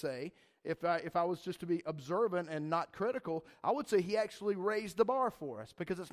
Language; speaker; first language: English; native; English